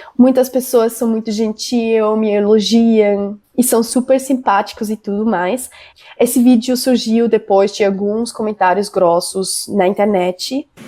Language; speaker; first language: Portuguese; non-native, fluent; German